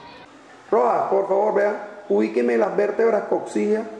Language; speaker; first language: Spanish; native; Spanish